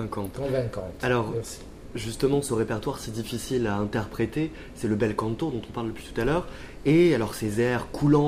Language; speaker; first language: French; native; French